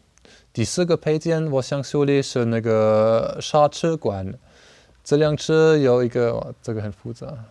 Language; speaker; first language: Chinese; non-native, learner; German